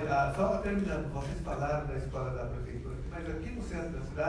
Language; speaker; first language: Portuguese; native; Portuguese